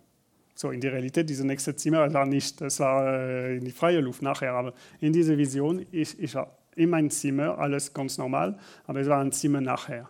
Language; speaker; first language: German; non-native, learner; French